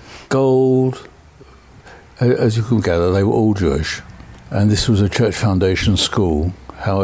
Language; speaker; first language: English; native; English